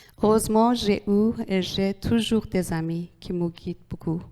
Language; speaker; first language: French; non-native, learner; Persian